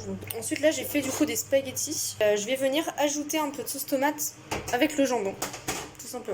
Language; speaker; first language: French; native; French